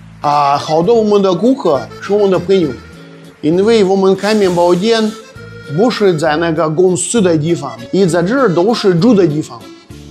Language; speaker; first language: Chinese; non-native, learner; Russian